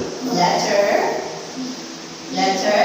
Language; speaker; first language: English; non-native, fluent; Vietnamese